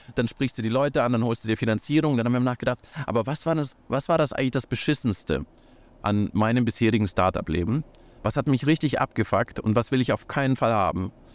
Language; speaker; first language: German; early bilingual, other home language; Russian